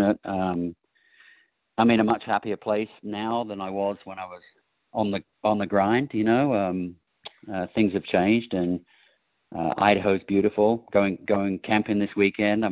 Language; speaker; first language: English; native; English